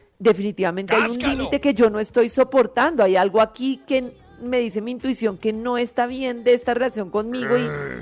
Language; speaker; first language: Spanish; native; Spanish